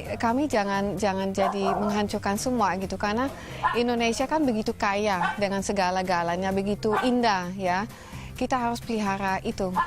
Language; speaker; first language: Indonesian; non-native, fluent; Dutch